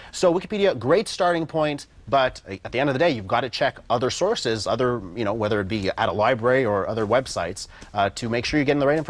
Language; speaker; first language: English; native; English